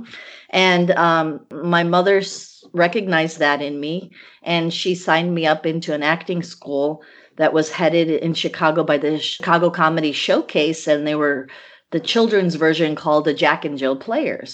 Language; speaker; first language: English; early bilingual, other home language; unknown